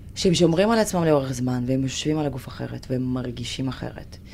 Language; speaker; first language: Hebrew; non-native, fluent; Russian